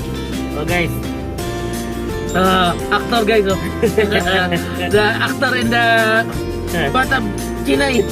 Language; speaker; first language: English; non-native, learner; Filipino